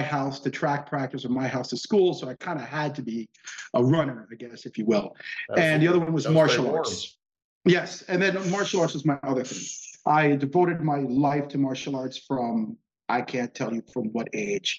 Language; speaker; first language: English; native; English